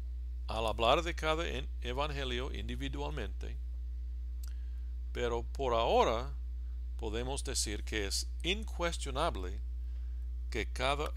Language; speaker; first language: Spanish; non-native, fluent; English